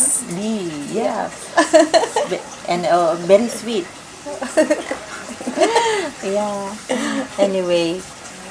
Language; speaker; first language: English; non-native, local second language; Indonesian